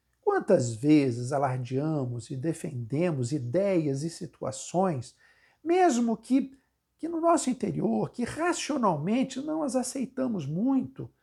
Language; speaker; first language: Portuguese; native; Portuguese